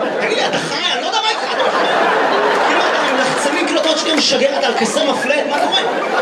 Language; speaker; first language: Hebrew; native; Hebrew